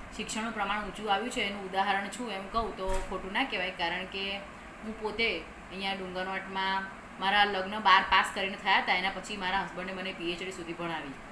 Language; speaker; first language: Gujarati; non-native, local second language; Rathawi